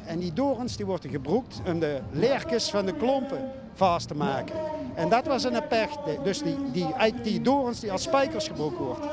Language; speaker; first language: Dutch; native; Dutch